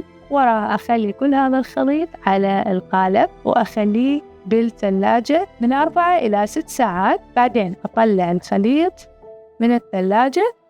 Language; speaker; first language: Arabic; native; Arabic